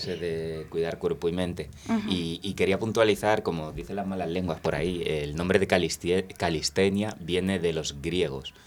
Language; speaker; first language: Spanish; native; Spanish